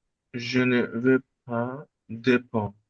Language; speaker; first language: French; non-native, learner; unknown